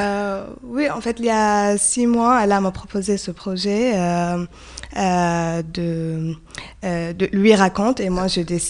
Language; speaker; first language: French; non-native, learner; Arabic